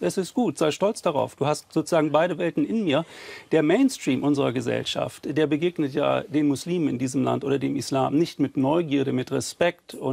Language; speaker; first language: German; native; German